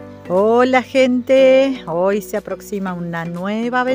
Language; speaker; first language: Spanish; native; Spanish